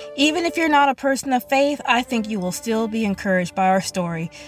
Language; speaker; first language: English; native; English